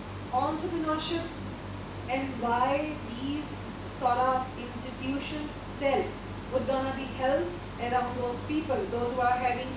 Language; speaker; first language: English; non-native, local second language; Hindi